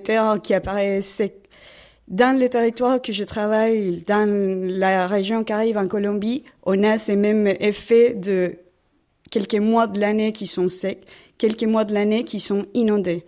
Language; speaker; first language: French; non-native, fluent; Spanish